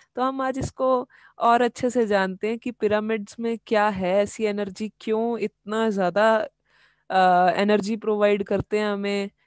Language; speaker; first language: Hindi; native; Hindi